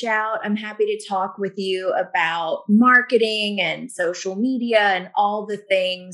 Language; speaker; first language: English; native; English